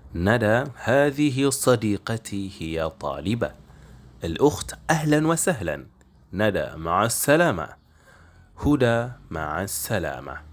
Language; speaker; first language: Arabic; non-native, fluent; Indonesian